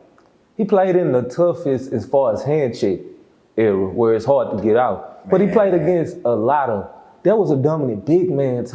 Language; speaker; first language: English; native; English